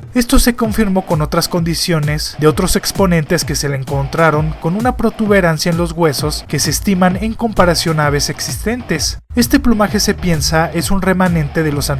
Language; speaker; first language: Spanish; native; Spanish